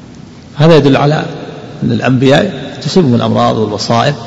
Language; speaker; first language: Arabic; native; Arabic